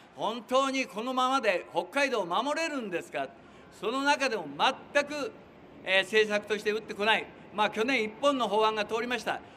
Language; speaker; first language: Japanese; native; Japanese